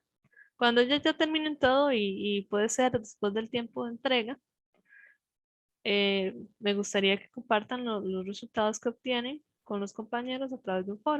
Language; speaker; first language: Spanish; native; Spanish